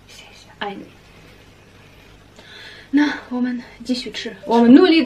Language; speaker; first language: Chinese; non-native, learner; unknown